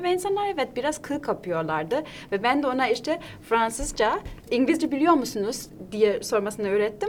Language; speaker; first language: Turkish; non-native, fluent; German